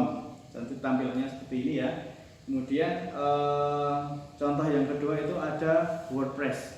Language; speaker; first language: Indonesian; native; Indonesian